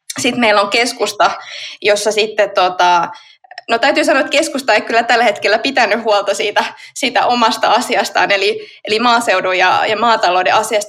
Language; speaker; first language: Finnish; native; Finnish